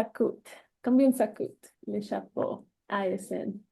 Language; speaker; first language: French; non-native, learner; English